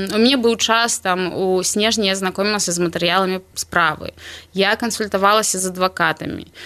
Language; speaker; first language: Belarusian; non-native, local second language; Russian